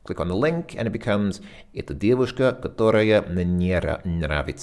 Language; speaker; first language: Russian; non-native, fluent; English